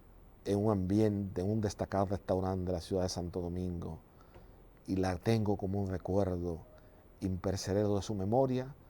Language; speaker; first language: Spanish; native; Spanish